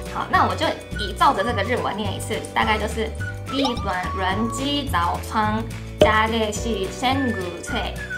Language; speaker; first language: Chinese; non-native, fluent; Japanese